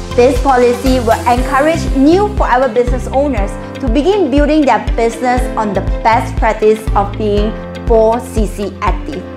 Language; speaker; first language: English; non-native, local second language; Chinese